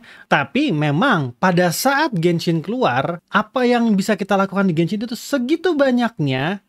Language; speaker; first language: Indonesian; native; Indonesian